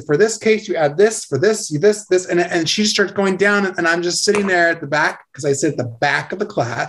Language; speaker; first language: English; native; English